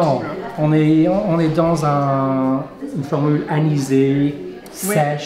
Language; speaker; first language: French; non-native, fluent; English